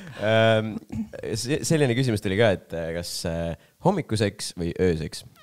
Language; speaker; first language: Estonian; non-native, local second language; Russian